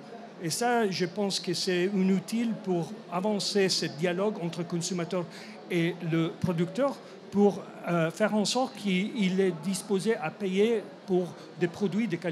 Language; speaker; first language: French; non-native, fluent; English